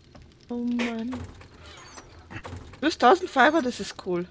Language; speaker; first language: German; native; German